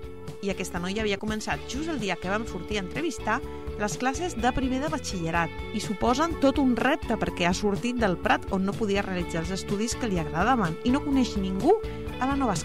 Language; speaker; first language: Catalan; native; Catalan